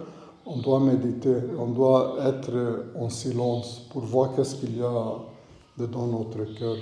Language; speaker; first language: French; non-native, learner; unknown